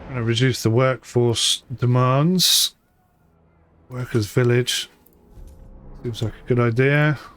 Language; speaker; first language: English; native; English